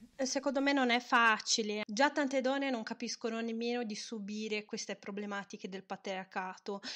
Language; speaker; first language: Italian; non-native, fluent; Portuguese